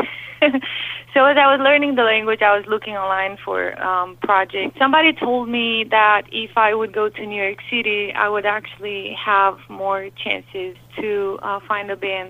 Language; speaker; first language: English; non-native, fluent; Romanian